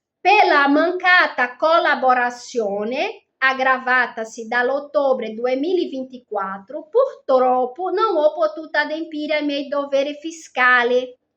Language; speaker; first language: Italian; non-native, fluent; Portuguese